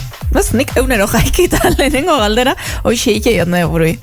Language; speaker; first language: Basque; native; Basque